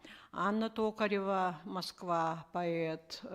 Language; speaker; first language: Russian; native; Russian